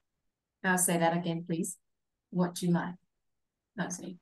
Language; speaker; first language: English; non-native, fluent; Vietnamese